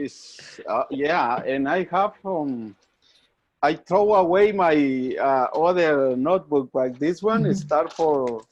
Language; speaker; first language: English; non-native, learner; Spanish